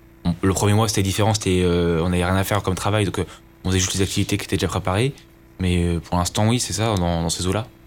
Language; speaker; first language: French; native; French